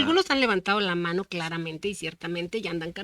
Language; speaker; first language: Spanish; native; Spanish